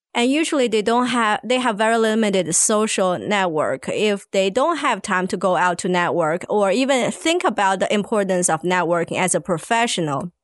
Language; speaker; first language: English; non-native, fluent; Chinese